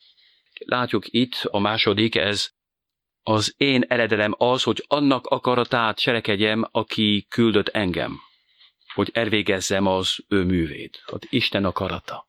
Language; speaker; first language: Hungarian; non-native, fluent; French